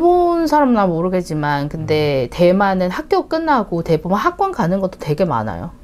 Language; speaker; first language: Korean; non-native, learner; Chinese